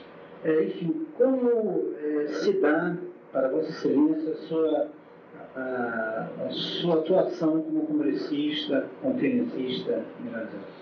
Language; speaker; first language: Portuguese; native; Portuguese